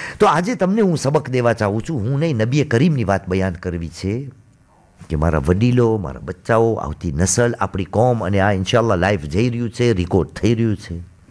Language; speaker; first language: Gujarati; early bilingual, heritage; Gujarati